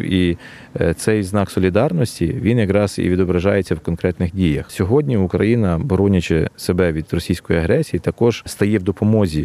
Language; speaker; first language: Ukrainian; native; Ukrainian